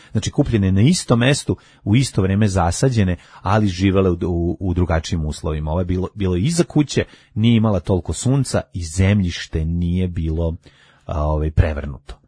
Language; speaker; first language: Serbian; native; Serbian